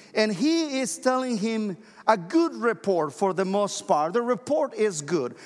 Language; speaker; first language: English; non-native, fluent; Spanish